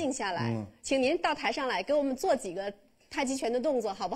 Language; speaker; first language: Chinese; native; Chinese